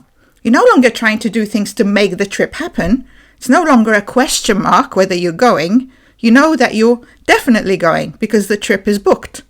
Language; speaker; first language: English; native; English